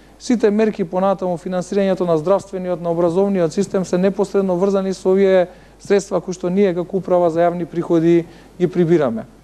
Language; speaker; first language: Macedonian; native; Macedonian